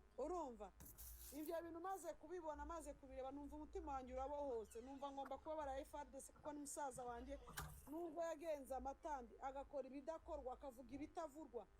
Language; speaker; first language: Kinyarwanda; native; Kinyarwanda